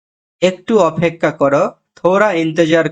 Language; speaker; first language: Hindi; non-native, learner; Bangla